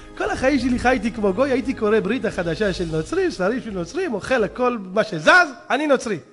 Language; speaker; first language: Hebrew; native; Hebrew